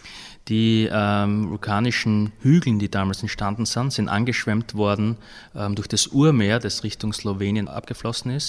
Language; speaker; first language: German; native; German